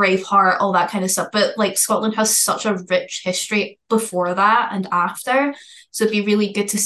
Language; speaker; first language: English; native; English